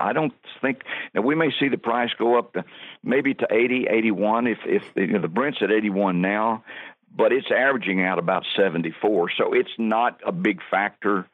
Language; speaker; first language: English; native; English